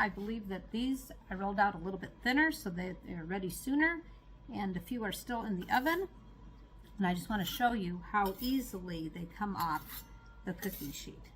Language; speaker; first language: English; native; English